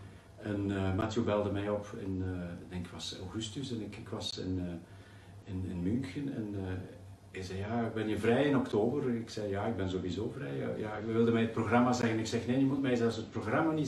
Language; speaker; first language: Dutch; native; Dutch